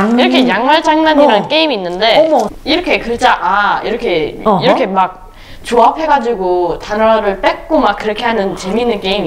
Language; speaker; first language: Korean; early bilingual, other home language; English